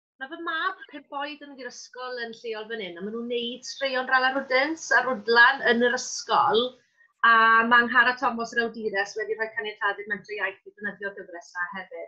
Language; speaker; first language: Welsh; native; Welsh